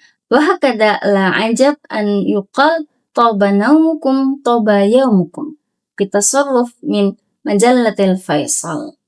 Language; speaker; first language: Arabic; non-native, learner; Indonesian